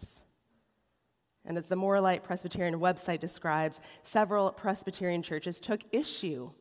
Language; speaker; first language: English; native; English